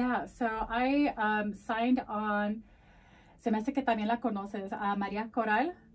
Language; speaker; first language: Spanish; early bilingual, heritage; Spanish